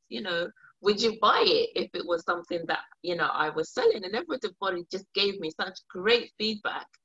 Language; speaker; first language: English; early bilingual, other home language; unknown